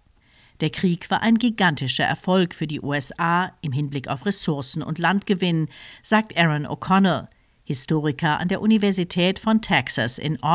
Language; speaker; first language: German; native; German